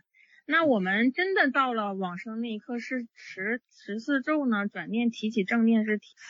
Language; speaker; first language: Chinese; native; Chinese